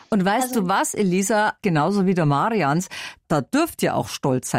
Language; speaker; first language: German; native; German